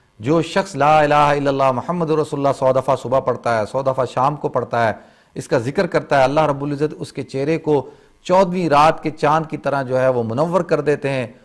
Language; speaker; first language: Urdu; native; Urdu